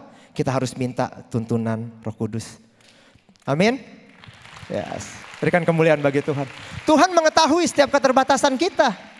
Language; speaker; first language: Indonesian; native; Indonesian